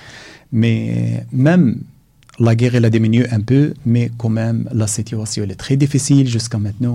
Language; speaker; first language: French; non-native, fluent; Arabic